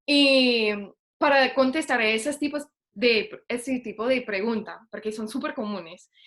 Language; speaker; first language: Spanish; non-native, fluent; English